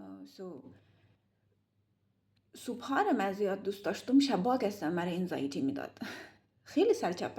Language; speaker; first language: Persian; early bilingual, heritage; Persian